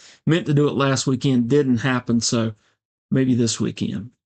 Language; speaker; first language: English; native; English